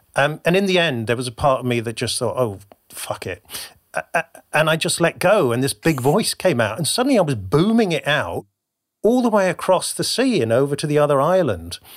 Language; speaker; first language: English; native; English